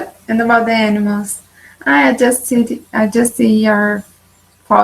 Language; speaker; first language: English; non-native, learner; Portuguese